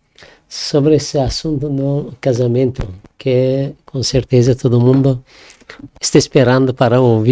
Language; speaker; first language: Portuguese; non-native, learner; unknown